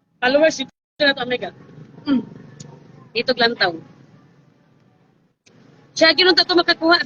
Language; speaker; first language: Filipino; non-native, local second language; Cebuano